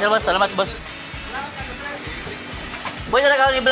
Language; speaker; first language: Filipino; non-native, local second language; Hiligaynon